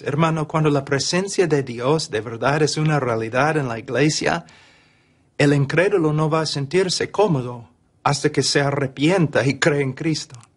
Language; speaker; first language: Spanish; non-native, fluent; English